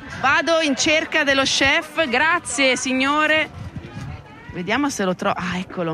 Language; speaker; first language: Italian; native; Italian